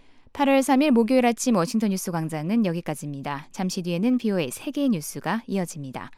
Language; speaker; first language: Korean; native; Korean